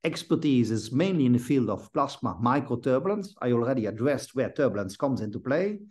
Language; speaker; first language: English; non-native, fluent; Dutch